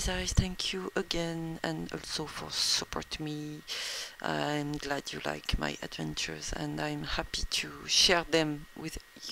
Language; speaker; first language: English; non-native, learner; French